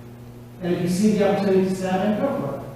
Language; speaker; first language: English; native; English